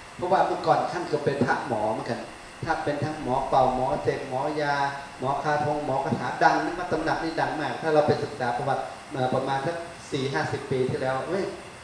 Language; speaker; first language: Thai; native; Thai